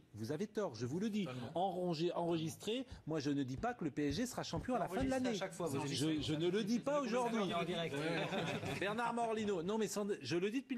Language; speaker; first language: French; native; French